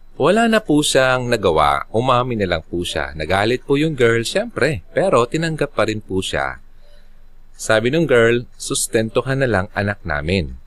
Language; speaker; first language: Filipino; non-native, local second language; Bikol